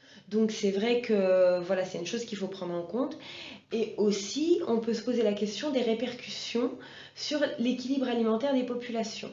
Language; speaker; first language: French; native; French